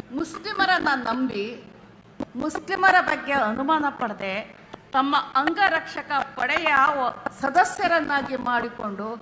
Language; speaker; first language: Kannada; non-native, local second language; Urdu